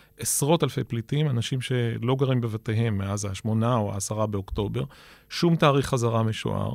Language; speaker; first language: Hebrew; native; Hebrew